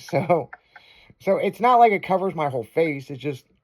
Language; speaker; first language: English; native; English